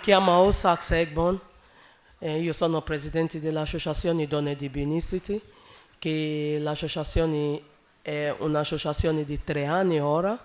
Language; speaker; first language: Italian; non-native, learner; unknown